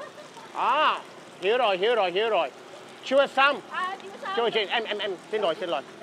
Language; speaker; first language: Vietnamese; non-native, learner; English